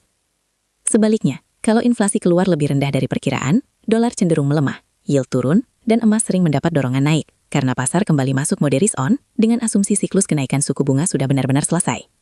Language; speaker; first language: Indonesian; native; Indonesian